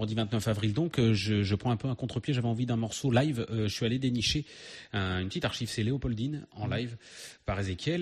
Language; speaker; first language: French; native; French